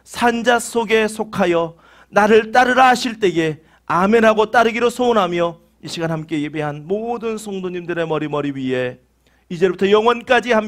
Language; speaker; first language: Korean; native; Korean